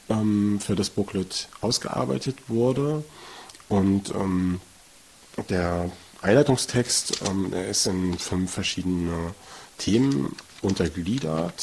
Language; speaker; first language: German; native; German